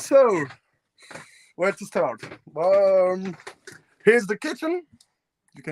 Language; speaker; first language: English; non-native, learner; French